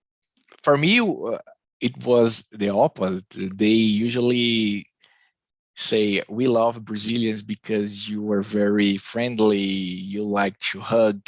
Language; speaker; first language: English; non-native, learner; Portuguese